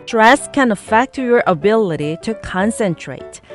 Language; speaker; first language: English; non-native, fluent; Korean